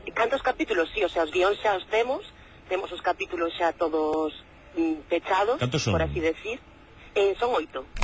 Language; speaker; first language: Galician; non-native, local second language; Spanish